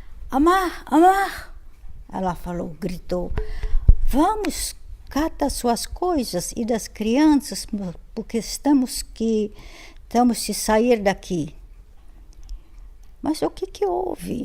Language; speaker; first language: Portuguese; non-native, fluent; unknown